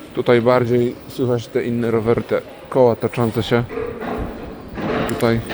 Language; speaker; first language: Polish; native; Polish